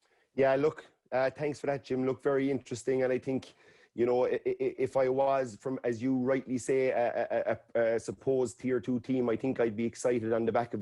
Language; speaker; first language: English; native; English